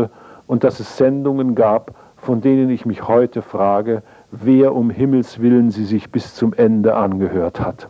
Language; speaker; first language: German; native; German